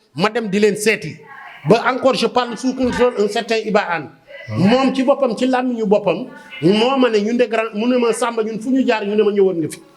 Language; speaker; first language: Wolof; native; Wolof